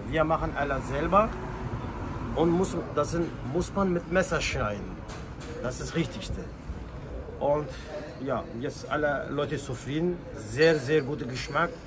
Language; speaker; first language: German; non-native, learner; Turkish